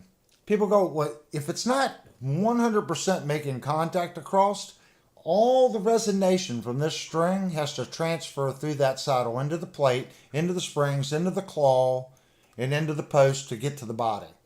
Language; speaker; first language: English; native; English